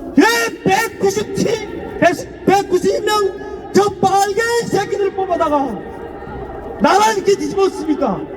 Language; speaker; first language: Korean; native; Korean